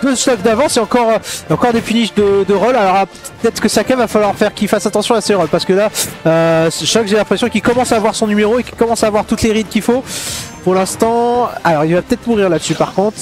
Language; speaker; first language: French; native; French